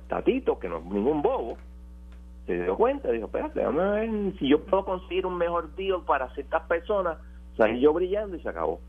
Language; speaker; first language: Spanish; native; Spanish